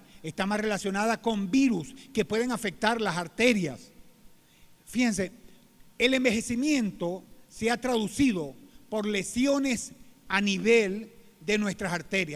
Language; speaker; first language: Spanish; native; Spanish